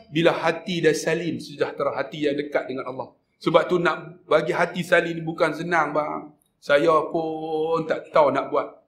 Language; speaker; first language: Malay; native; Malay